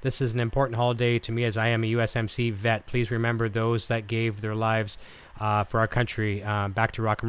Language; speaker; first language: English; native; English